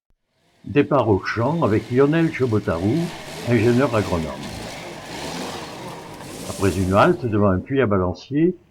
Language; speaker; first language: French; native; French